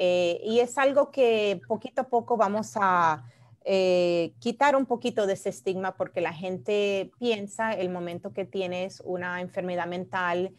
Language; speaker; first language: Spanish; early bilingual, heritage; Spanish